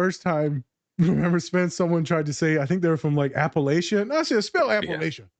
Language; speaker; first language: English; native; English